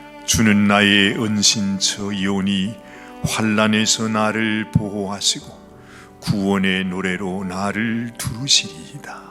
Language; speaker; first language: Korean; native; Korean